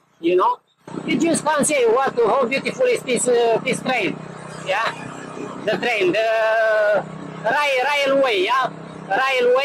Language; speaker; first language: English; non-native, learner; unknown